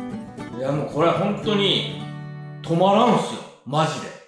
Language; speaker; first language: Japanese; native; Japanese